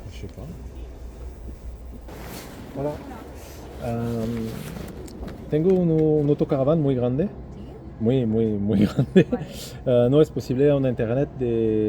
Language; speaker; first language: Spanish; non-native, learner; French